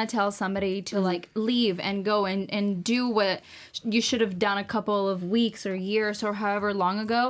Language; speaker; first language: English; native; English